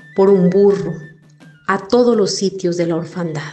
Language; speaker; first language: Spanish; non-native, local second language; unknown